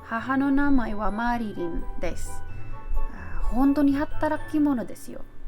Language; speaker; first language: Japanese; non-native, learner; Filipino